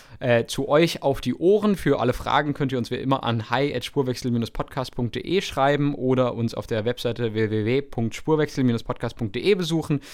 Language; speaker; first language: German; native; German